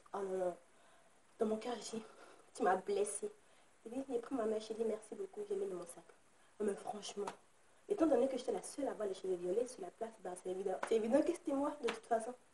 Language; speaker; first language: French; native; French